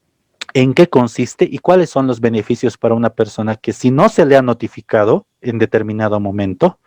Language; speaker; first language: Spanish; native; Spanish